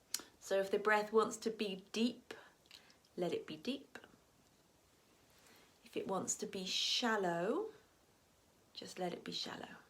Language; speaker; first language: English; native; English